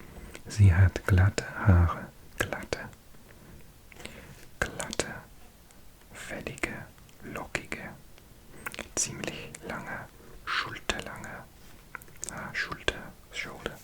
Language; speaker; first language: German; non-native, learner; English